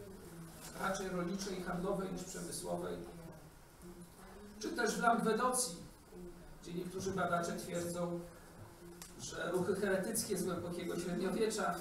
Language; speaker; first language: Polish; native; Polish